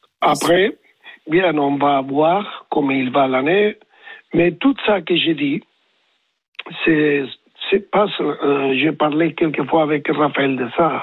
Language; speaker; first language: French; non-native, learner; Spanish